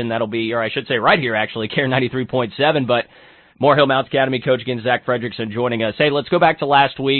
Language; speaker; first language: English; native; English